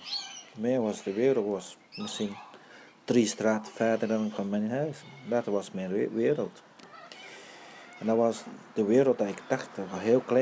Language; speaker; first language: Dutch; early bilingual, other home language; Vietnamese